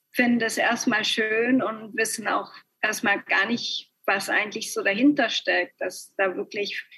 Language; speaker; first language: German; early bilingual, other home language; Spanish